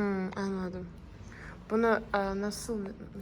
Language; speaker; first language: Turkish; non-native, learner; Kazakh